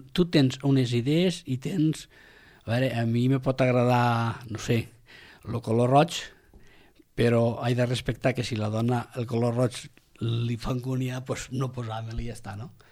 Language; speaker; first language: Catalan; non-native, local second language; Spanish